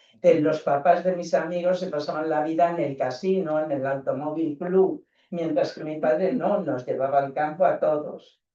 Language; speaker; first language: Spanish; native; Spanish